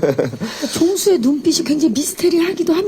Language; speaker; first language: Korean; native; Korean